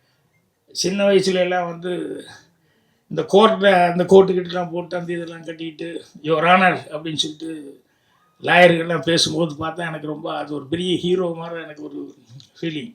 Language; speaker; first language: Tamil; native; Tamil